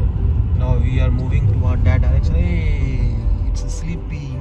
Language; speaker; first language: English; non-native, local second language; Hindi